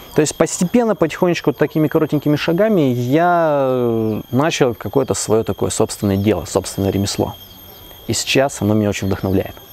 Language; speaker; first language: Russian; native; Russian